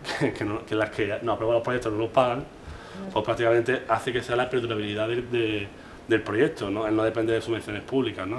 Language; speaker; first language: Spanish; native; Spanish